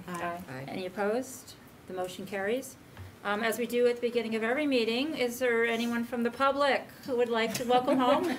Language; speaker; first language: English; native; English